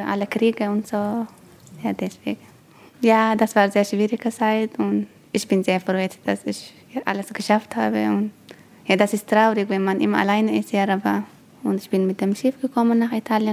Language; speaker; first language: German; non-native, learner; Tigrinya